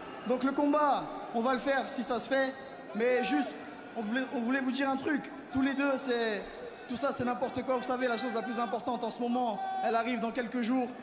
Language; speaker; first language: French; native; French